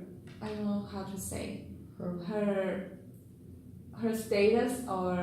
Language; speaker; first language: English; non-native, learner; Chinese